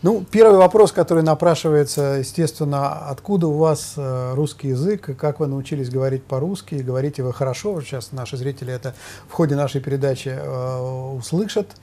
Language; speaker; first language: Russian; native; Russian